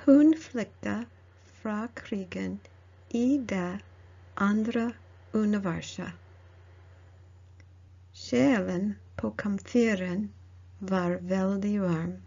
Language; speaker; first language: Norwegian; non-native, learner; English